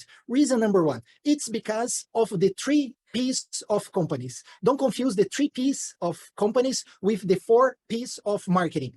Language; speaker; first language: English; non-native, fluent; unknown